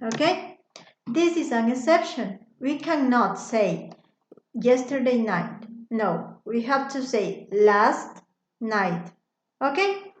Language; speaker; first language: English; non-native, fluent; Spanish